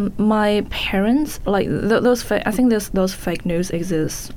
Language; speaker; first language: English; non-native, fluent; Chinese